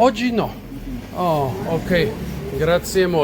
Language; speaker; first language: Italian; non-native, learner; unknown